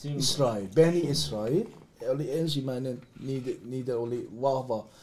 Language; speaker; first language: Finnish; non-native, learner; Persian